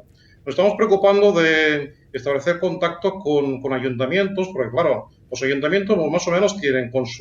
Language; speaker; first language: Spanish; native; Spanish